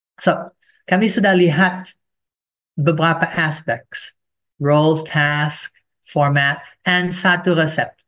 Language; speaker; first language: Indonesian; non-native, fluent; English